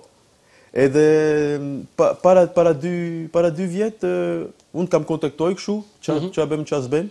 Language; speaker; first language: Albanian; non-native, learner; French